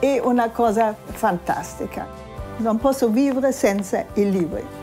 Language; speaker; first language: Italian; non-native, fluent; German